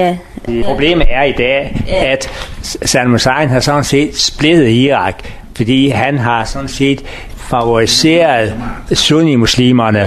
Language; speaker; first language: Danish; non-native, learner; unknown